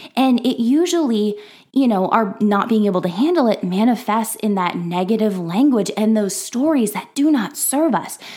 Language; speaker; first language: English; native; English